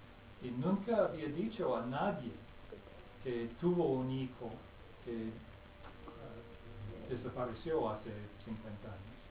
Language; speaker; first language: Spanish; non-native, fluent; English